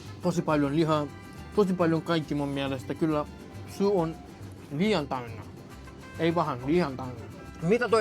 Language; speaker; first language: Finnish; non-native, learner; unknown